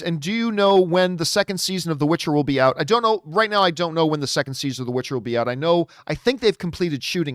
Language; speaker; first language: English; native; English